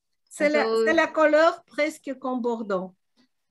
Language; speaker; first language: French; non-native, learner; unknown